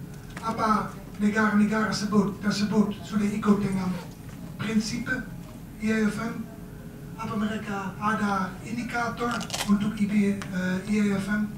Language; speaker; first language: Indonesian; non-native, fluent; Dutch